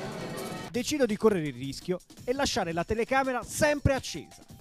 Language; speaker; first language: Italian; native; Italian